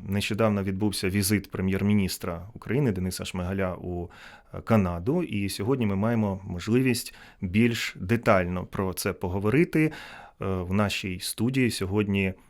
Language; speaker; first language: Ukrainian; native; Ukrainian